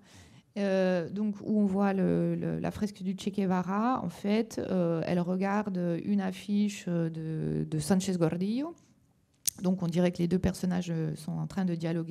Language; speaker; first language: French; native; French